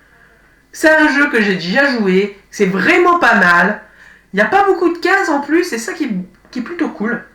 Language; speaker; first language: French; native; French